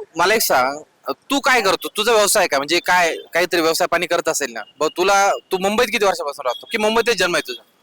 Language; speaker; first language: Marathi; native; Marathi